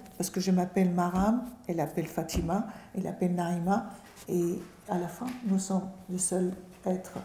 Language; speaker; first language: French; non-native, fluent; Arabic